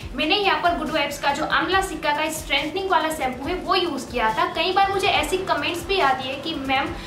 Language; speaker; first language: Hindi; native; Hindi